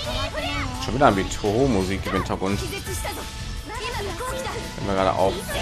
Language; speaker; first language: German; native; German